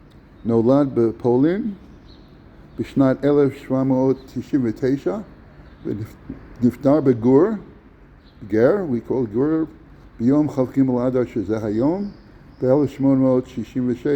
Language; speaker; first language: Hebrew; non-native, fluent; English